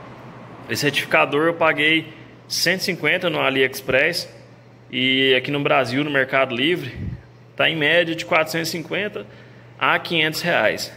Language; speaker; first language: Portuguese; native; Portuguese